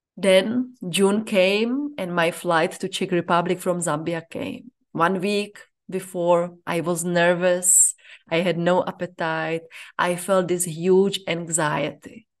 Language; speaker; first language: English; non-native, fluent; Czech